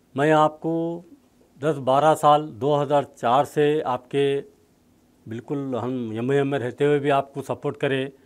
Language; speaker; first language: Urdu; native; Urdu